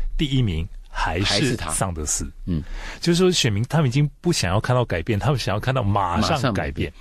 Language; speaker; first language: Chinese; native; Chinese